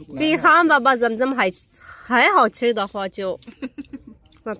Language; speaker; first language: Chinese; non-native, fluent; Urdu